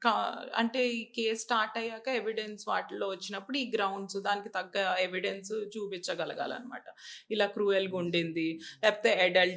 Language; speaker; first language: Telugu; native; Telugu